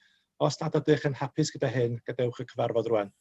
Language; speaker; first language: Welsh; native; Welsh